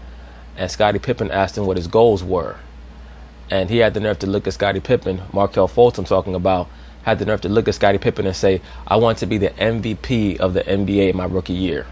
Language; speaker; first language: English; native; English